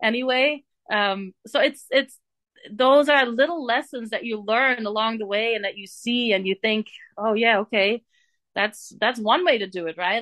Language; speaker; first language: English; non-native, fluent; Dutch